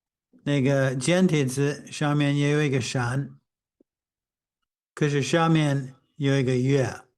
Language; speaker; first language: Chinese; non-native, fluent; English